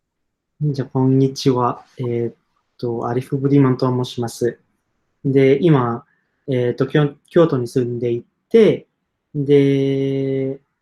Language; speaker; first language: Japanese; non-native, fluent; Indonesian